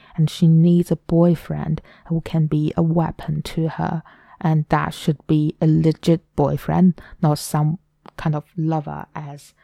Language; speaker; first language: English; non-native, fluent; Chinese